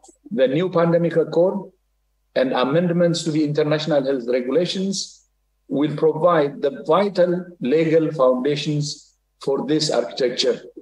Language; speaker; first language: English; non-native, fluent; Tigrinya